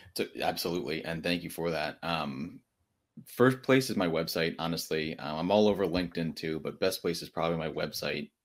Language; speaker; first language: English; native; English